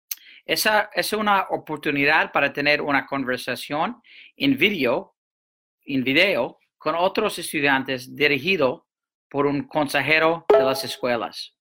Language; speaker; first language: Spanish; non-native, fluent; English